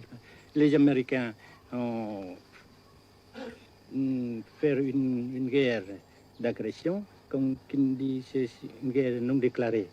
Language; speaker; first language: French; non-native, fluent; Vietnamese